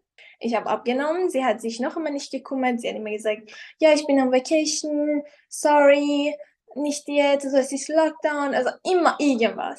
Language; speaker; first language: German; non-native, fluent; Persian